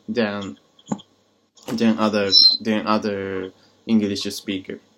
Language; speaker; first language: English; non-native, learner; Japanese